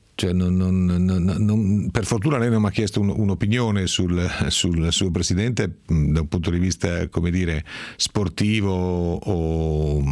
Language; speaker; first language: Italian; native; Italian